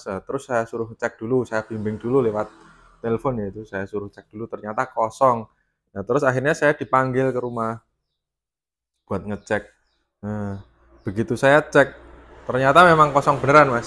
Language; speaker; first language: Indonesian; native; Indonesian